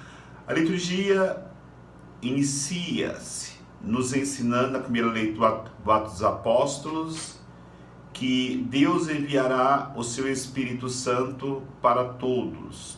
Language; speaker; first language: Portuguese; native; Portuguese